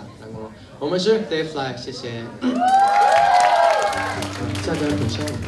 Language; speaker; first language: Chinese; non-native, fluent; Korean